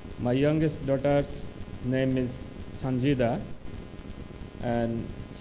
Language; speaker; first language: English; non-native, local second language; Bangla